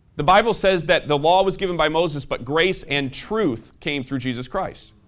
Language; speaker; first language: English; native; English